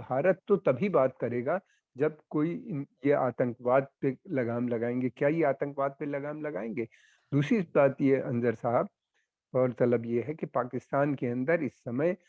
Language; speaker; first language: Hindi; native; Hindi